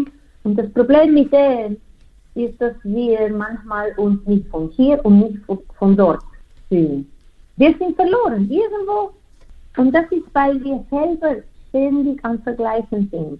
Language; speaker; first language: German; non-native, fluent; Spanish